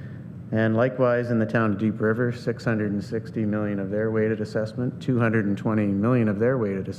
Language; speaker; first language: English; native; English